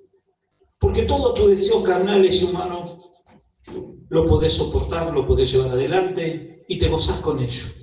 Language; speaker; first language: Spanish; native; Spanish